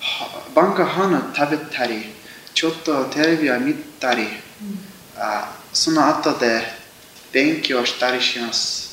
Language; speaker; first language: Japanese; non-native, learner; English